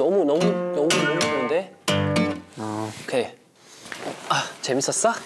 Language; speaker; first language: Korean; non-native, fluent; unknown